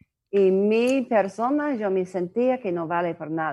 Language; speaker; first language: Spanish; non-native, learner; English